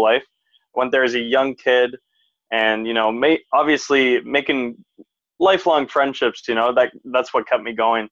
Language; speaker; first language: English; native; English